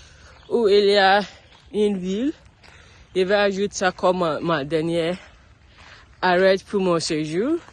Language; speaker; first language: French; non-native, learner; English